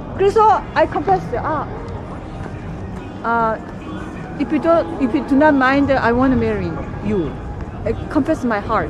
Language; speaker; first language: English; non-native, learner; Korean